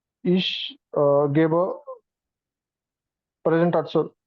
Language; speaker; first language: German; non-native, learner; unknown